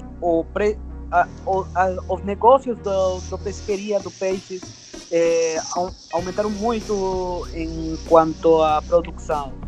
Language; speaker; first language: Portuguese; non-native, fluent; Spanish